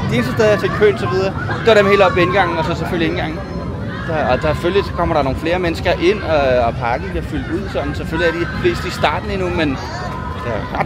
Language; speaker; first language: Danish; native; Danish